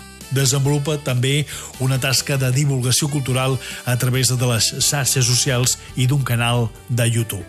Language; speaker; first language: Catalan; native; Catalan